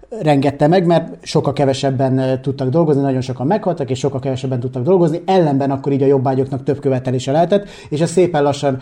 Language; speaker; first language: Hungarian; native; Hungarian